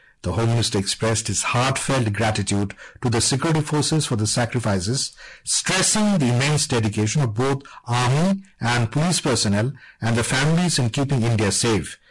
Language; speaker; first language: English; non-native, local second language; Bangla